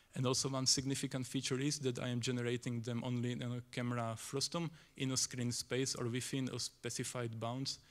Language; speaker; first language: English; non-native, fluent; Slovak